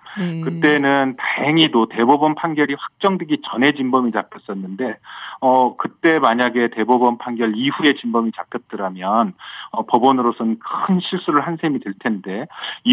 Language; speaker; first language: Korean; native; Korean